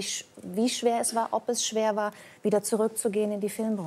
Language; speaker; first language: German; native; German